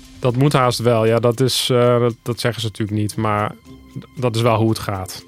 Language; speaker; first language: Dutch; native; Dutch